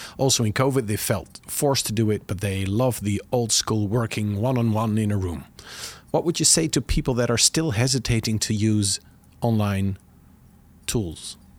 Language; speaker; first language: English; non-native, fluent; Dutch